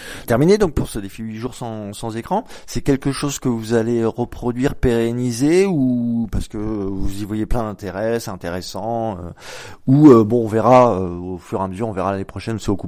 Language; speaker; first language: French; native; French